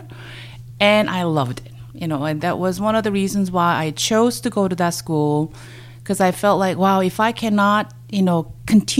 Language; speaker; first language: English; non-native, fluent; Korean